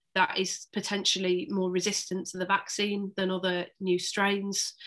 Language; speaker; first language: English; native; English